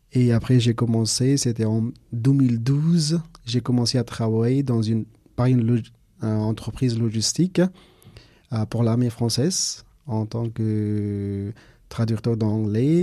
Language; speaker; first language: French; non-native, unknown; Persian